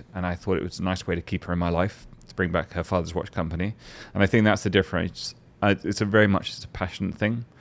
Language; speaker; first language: English; native; English